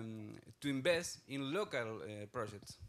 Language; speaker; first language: English; non-native, learner; Spanish